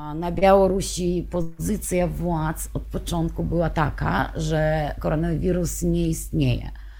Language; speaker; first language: Polish; non-native, fluent; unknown